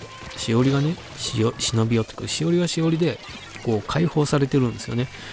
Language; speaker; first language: Japanese; native; Japanese